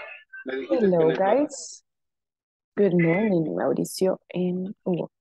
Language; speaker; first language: English; non-native, fluent; Spanish